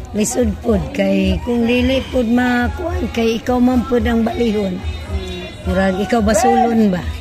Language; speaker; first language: Cebuano; non-native, local second language; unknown